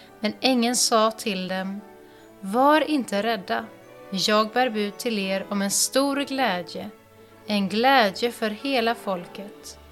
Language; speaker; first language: Swedish; native; Swedish